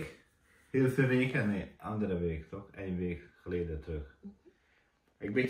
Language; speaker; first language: Dutch; non-native, learner; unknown